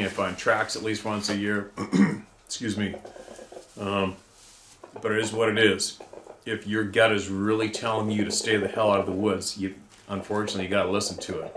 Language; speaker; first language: English; native; English